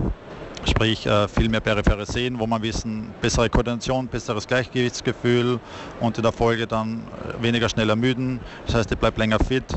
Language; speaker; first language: German; native; German